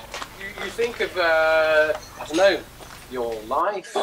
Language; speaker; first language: English; non-native, fluent; French